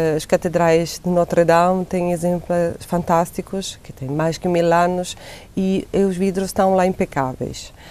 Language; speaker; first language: Portuguese; non-native, fluent; Italian